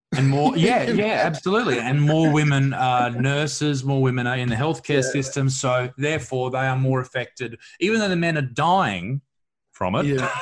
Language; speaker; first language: English; native; English